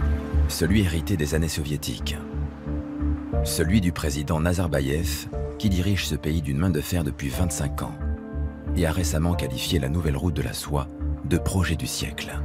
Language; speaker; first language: French; native; French